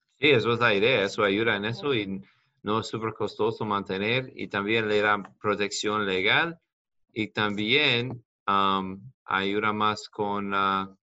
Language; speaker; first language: Spanish; non-native, fluent; English